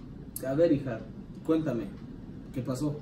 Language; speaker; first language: Spanish; non-native, learner; English